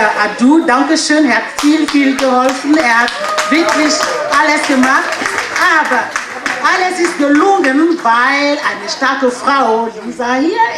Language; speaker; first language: German; non-native, fluent; French